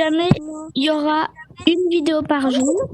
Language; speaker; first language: French; native; French